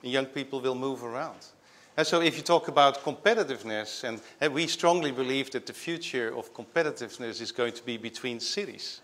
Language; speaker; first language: English; non-native, fluent; Dutch